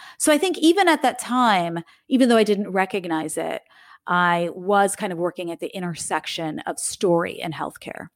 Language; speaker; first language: English; native; English